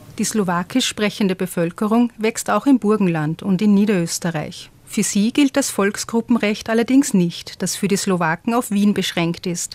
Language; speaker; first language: German; native; German